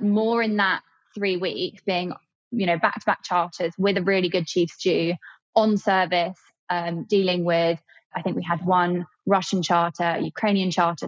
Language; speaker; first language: English; native; English